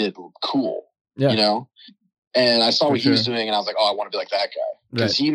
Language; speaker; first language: English; native; English